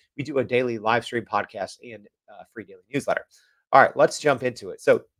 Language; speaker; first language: English; native; English